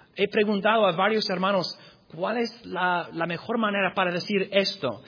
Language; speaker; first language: Spanish; non-native, fluent; English